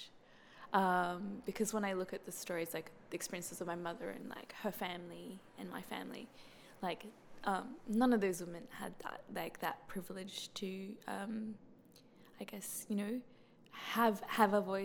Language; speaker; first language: English; native; English